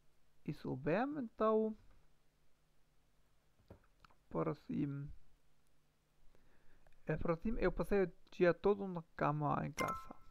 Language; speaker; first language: Portuguese; non-native, learner; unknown